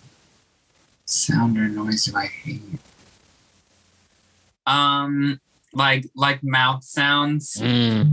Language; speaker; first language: English; native; English